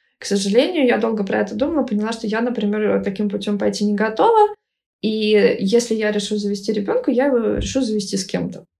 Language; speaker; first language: Russian; native; Russian